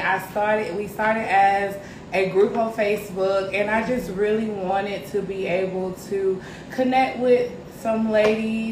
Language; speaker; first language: English; native; English